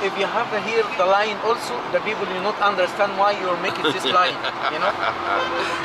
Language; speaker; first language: English; non-native, learner; Arabic